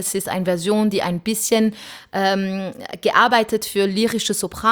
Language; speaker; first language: German; non-native, fluent; French